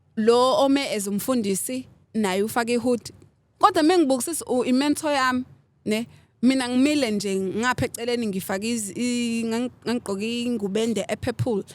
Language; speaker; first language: Zulu; native; Zulu